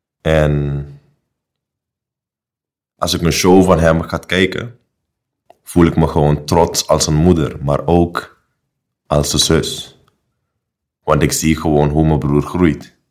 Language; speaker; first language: Dutch; non-native, local second language; Papiamento